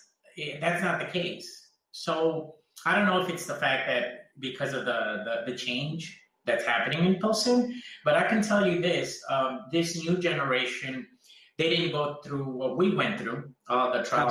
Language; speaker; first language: English; early bilingual, other home language; Spanish